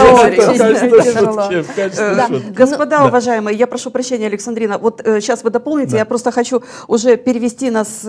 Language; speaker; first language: Russian; native; Russian